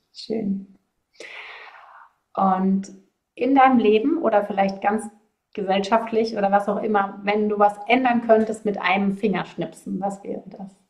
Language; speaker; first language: German; native; German